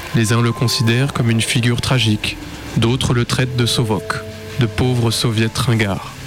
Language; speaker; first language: French; native; French